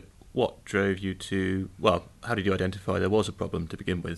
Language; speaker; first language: English; native; English